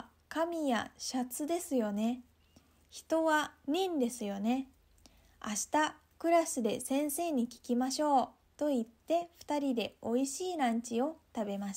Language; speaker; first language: Japanese; non-native, fluent; Indonesian